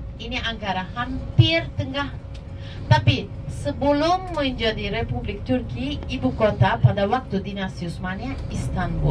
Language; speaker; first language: Indonesian; non-native, fluent; Turkish